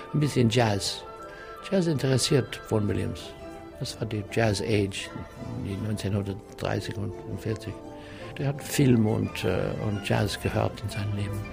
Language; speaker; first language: German; non-native, learner; English